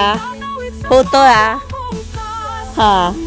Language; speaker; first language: Chinese; non-native, learner; Filipino